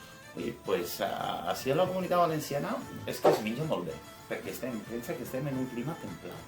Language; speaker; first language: Catalan; native; Catalan